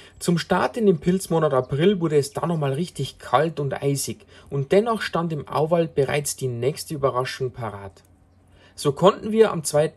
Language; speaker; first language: German; native; German